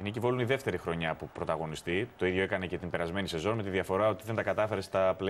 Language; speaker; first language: Greek; native; Greek